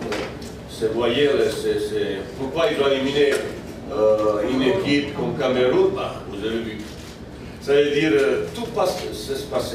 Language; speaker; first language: French; non-native, fluent; Bosnian